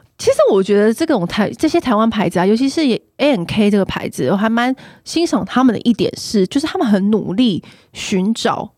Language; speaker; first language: Chinese; native; Chinese